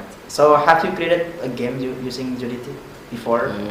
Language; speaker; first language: English; non-native, fluent; Indonesian